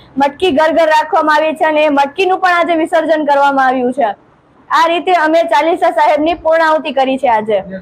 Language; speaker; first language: Gujarati; non-native, local second language; Sindhi